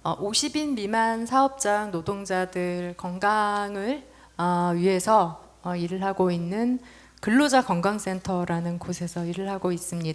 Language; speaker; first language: Korean; non-native, local second language; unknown